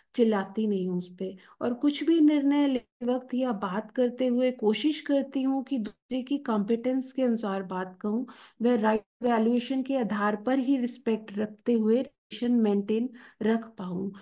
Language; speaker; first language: Hindi; native; Hindi